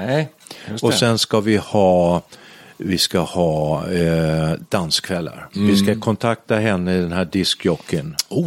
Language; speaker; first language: Swedish; native; Swedish